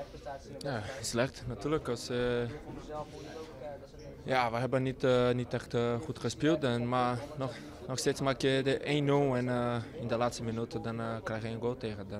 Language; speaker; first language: Dutch; non-native, learner; Portuguese